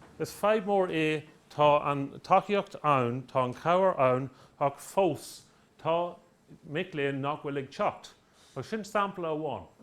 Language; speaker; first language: Irish; non-native, local second language; English